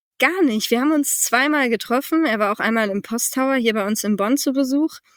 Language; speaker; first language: German; native; German